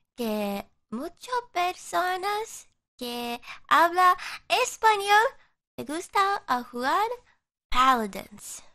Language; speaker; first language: Spanish; non-native, learner; English